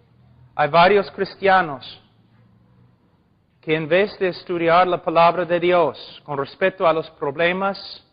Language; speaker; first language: Spanish; non-native, fluent; English